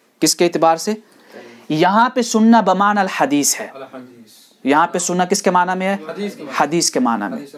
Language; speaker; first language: Urdu; non-native, local second language; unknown